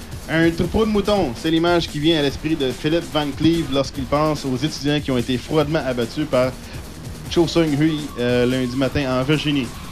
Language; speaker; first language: French; native; French